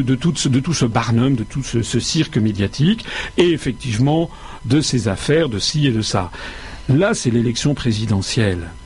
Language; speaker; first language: French; native; French